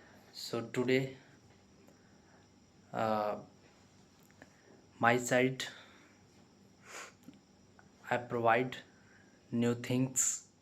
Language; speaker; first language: English; non-native, learner; Hindi